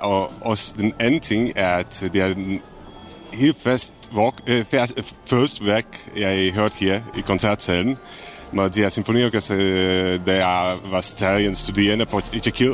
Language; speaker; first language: Danish; non-native, fluent; Czech